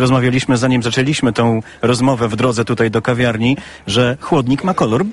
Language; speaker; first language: Polish; native; Polish